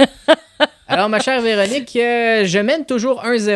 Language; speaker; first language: French; native; French